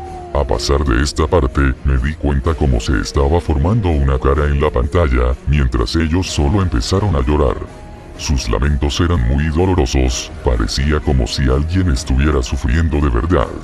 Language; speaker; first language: Spanish; native; Spanish